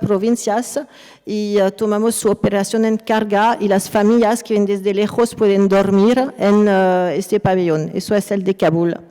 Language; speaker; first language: Spanish; non-native, fluent; French